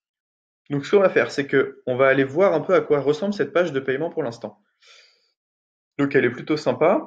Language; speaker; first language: French; native; French